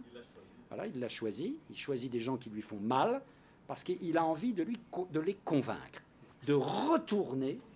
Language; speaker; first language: French; native; French